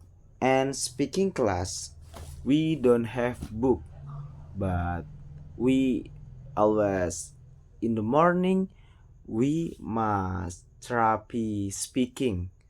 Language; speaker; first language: English; non-native, learner; Indonesian